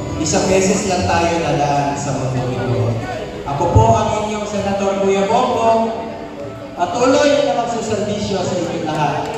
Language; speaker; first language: Filipino; non-native, local second language; Cebuano